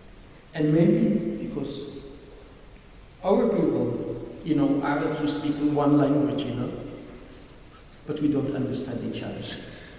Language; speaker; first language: English; non-native, learner; Arabic